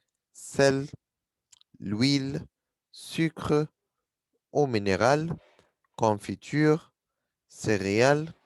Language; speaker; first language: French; non-native, fluent; Arabic